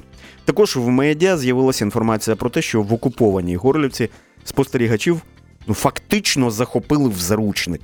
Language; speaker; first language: Ukrainian; native; Ukrainian